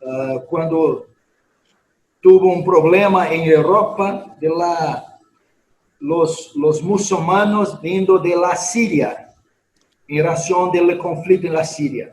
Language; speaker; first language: Spanish; non-native, fluent; Portuguese